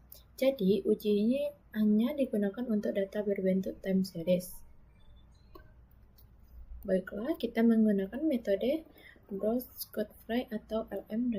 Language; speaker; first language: Indonesian; native; Indonesian